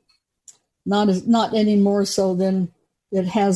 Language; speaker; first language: English; native; English